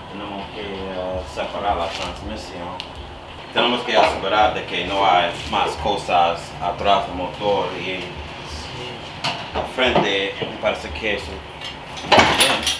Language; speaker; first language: Spanish; non-native, learner; English